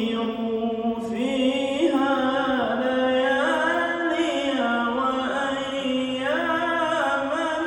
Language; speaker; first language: Arabic; native; Arabic